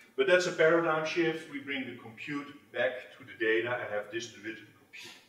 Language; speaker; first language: English; non-native, fluent; Dutch